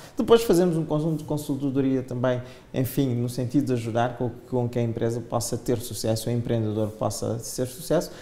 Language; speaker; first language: Portuguese; non-native, local second language; Kabuverdianu